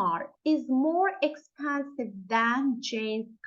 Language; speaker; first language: English; non-native, fluent; Turkish